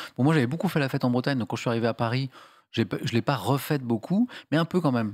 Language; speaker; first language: French; native; French